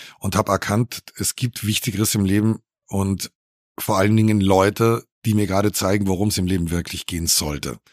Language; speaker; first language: German; native; German